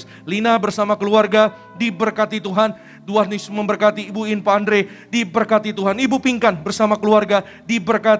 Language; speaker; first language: Indonesian; native; Indonesian